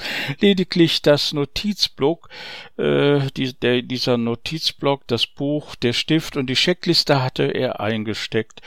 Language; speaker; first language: German; native; German